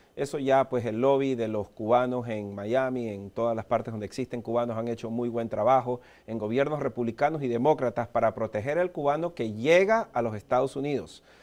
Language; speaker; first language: Spanish; early bilingual, heritage; Spanish